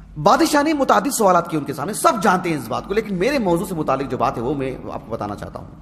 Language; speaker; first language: Urdu; native; Urdu